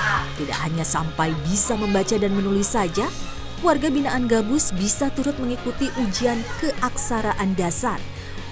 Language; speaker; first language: Indonesian; native; Indonesian